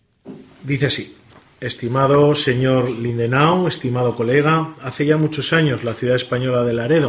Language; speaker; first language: Spanish; native; Spanish